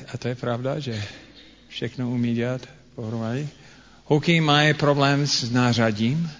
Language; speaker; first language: Czech; non-native, fluent; English